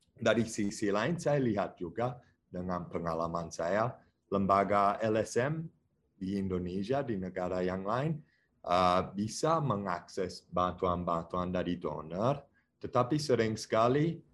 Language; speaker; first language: Indonesian; non-native, fluent; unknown